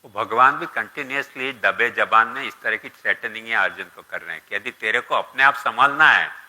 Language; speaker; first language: Hindi; non-native, local second language; Gujarati